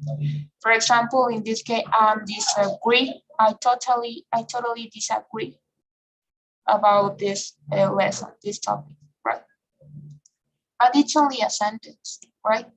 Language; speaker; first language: English; non-native, fluent; Spanish